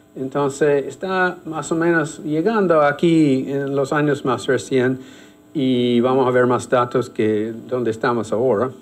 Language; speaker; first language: Spanish; non-native, fluent; English